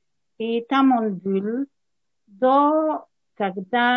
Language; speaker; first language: Russian; non-native, learner; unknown